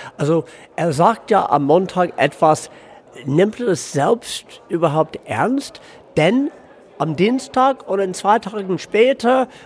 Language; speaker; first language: German; non-native, fluent; English